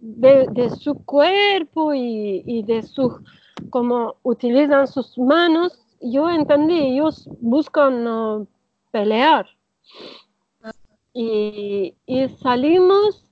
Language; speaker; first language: Spanish; non-native, learner; Turkish